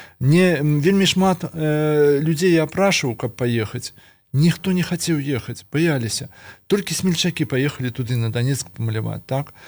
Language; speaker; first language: Belarusian; native; Belarusian